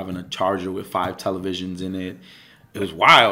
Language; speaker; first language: English; native; English